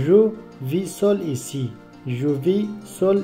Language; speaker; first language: French; non-native, learner; Pashto